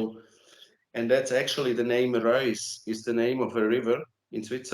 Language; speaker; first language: English; non-native, fluent; German